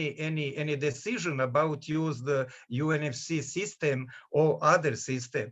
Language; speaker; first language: English; non-native, learner; Serbian